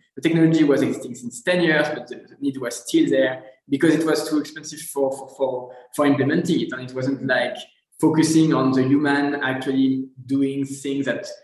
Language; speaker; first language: English; non-native, fluent; French